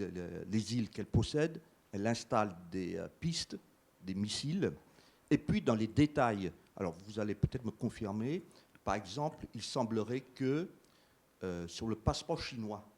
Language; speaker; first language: French; native; French